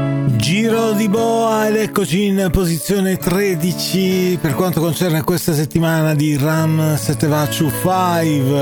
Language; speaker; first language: Italian; native; Italian